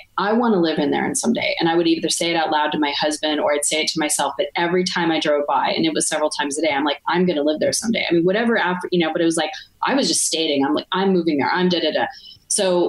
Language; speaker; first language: English; native; English